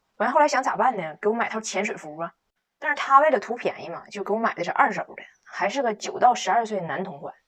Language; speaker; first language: Chinese; native; Chinese